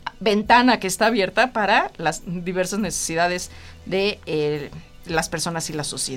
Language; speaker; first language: Spanish; native; Spanish